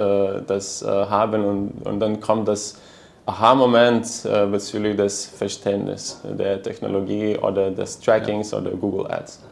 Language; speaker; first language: German; non-native, learner; Lithuanian